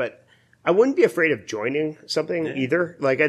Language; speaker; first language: English; native; English